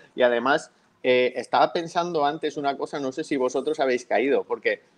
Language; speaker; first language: Spanish; native; Spanish